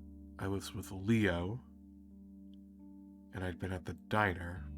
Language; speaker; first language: English; native; English